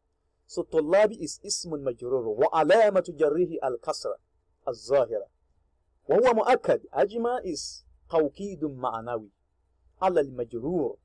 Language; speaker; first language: Arabic; non-native, fluent; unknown